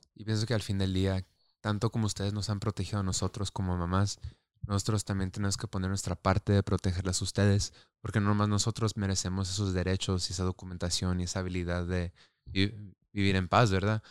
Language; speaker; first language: Spanish; early bilingual, heritage; Spanish